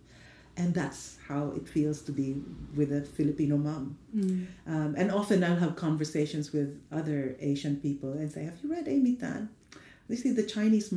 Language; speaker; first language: English; non-native, local second language; Filipino